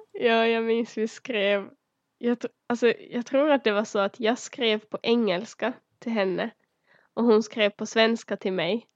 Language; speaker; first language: Swedish; early bilingual, other home language; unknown